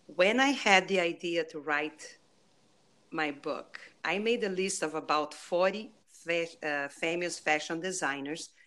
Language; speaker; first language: English; non-native, fluent; Portuguese